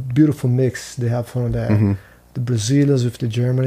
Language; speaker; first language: English; non-native, fluent; Portuguese